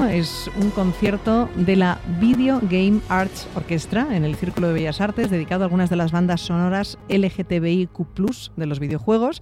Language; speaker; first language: Spanish; native; Spanish